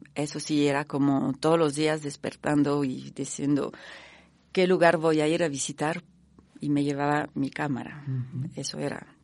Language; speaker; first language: Spanish; non-native, fluent; French